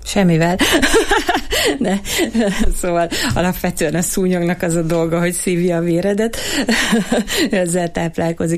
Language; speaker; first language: Hungarian; native; Hungarian